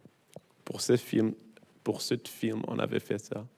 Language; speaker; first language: French; non-native, learner; English